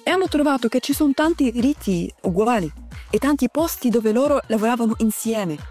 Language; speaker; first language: Italian; non-native, fluent; Arabic